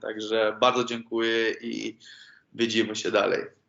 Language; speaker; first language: Polish; non-native, learner; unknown